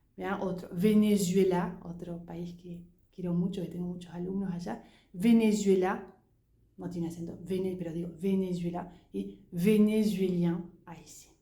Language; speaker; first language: Spanish; non-native, fluent; French